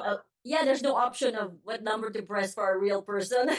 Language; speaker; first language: English; native; English